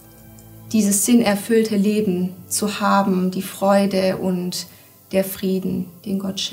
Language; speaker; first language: German; early bilingual, other home language; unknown